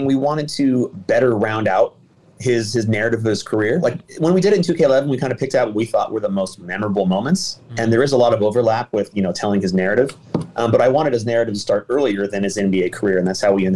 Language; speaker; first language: English; native; English